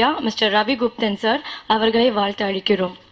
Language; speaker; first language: Tamil; native; Tamil